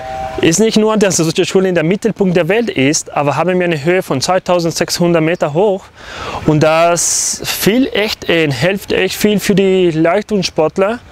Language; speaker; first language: German; non-native, learner; Spanish